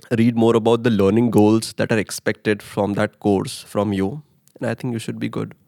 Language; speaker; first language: English; non-native, local second language; Hindi